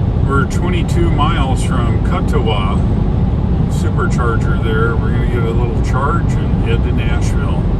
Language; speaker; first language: English; native; English